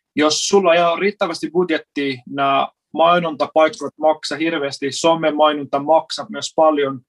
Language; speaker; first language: Finnish; non-native, fluent; Persian